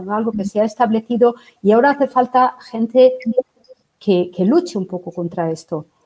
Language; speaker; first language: Spanish; native; Spanish